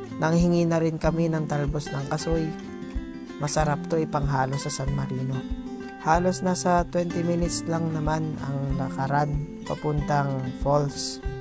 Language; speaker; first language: Filipino; native; Filipino